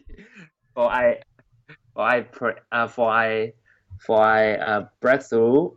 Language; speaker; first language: English; non-native, learner; Chinese